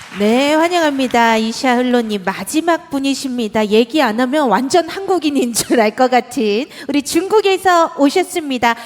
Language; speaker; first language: Korean; native; Korean